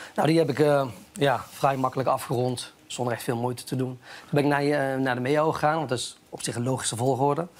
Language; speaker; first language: Dutch; early bilingual, other home language; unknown